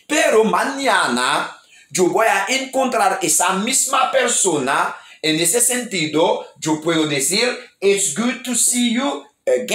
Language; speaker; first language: Spanish; non-native, learner; Haitian Creole